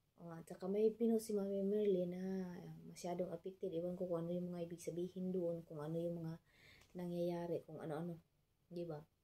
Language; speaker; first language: Filipino; non-native, local second language; Cebuano